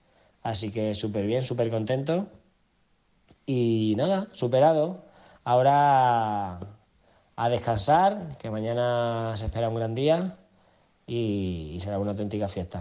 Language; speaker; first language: Spanish; native; Spanish